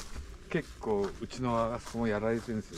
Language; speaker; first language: Japanese; native; Japanese